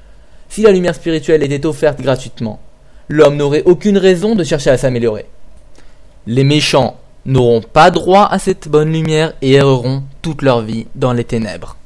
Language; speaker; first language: French; native; French